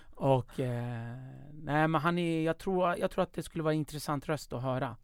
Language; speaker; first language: Swedish; early bilingual, other home language; Kurdish